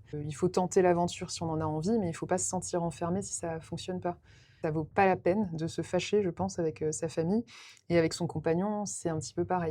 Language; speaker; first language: French; native; French